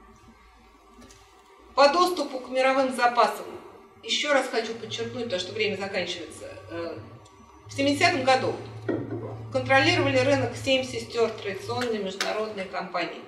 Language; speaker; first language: Russian; native; Russian